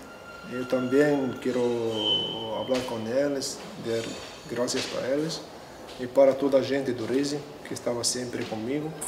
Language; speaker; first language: Portuguese; non-native, learner; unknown